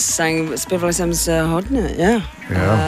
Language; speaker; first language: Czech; non-native, learner; English